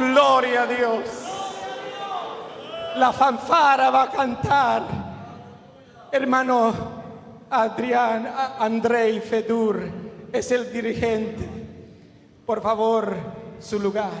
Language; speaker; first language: Spanish; non-native, learner; Romanian